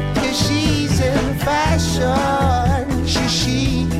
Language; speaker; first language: English; native; English